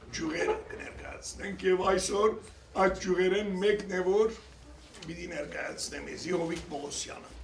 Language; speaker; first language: Armenian; early bilingual, heritage; Armenian